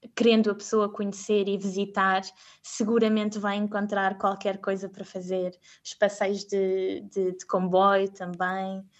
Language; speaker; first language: Portuguese; native; Portuguese